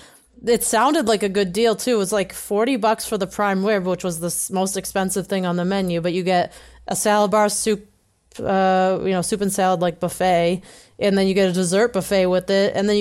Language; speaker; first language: English; native; English